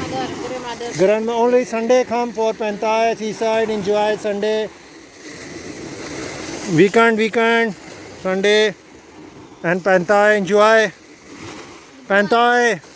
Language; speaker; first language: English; non-native, learner; Urdu